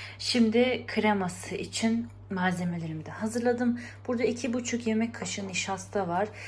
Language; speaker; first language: Turkish; native; Turkish